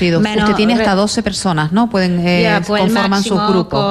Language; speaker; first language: Spanish; native; Spanish